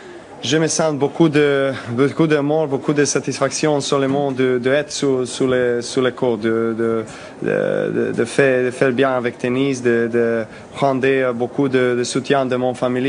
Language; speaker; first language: French; non-native, learner; Serbian